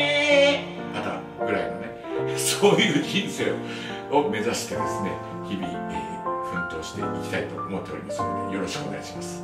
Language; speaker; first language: Japanese; native; Japanese